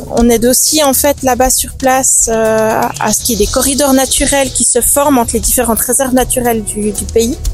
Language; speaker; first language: French; native; French